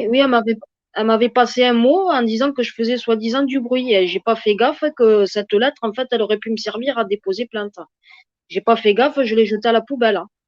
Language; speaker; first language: French; native; French